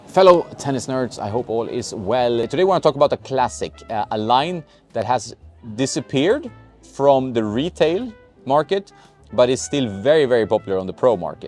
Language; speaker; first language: English; non-native, fluent; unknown